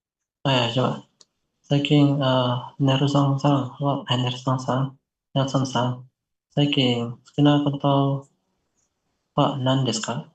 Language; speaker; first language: Japanese; non-native, learner; Indonesian